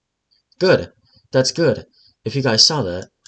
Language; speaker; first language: English; native; English